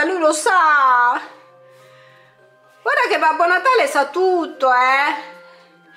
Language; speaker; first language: Italian; native; Italian